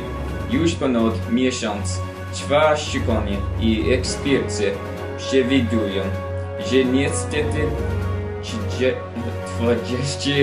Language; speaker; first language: Polish; non-native, learner; English